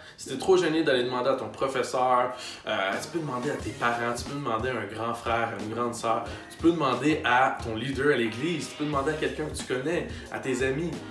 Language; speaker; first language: French; native; French